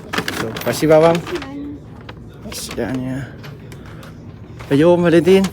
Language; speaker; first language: Russian; non-native, learner; Lao